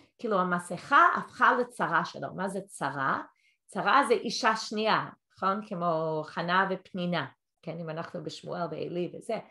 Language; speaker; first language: Hebrew; non-native, fluent; English